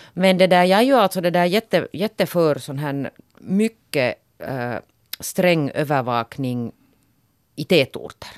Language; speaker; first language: Swedish; native; Swedish